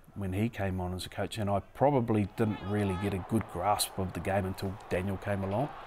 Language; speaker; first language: English; native; English